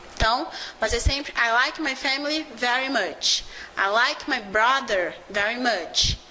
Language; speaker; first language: English; non-native, fluent; Portuguese